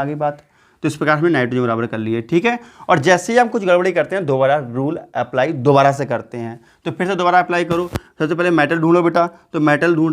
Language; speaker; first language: Hindi; native; Hindi